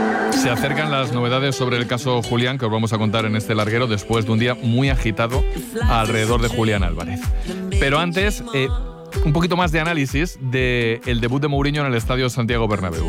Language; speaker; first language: Spanish; native; Spanish